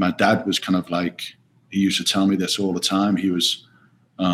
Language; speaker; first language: English; native; English